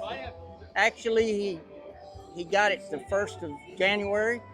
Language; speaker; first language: English; native; English